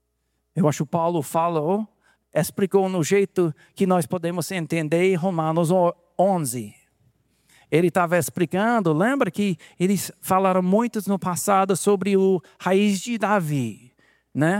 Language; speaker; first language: Portuguese; non-native, fluent; English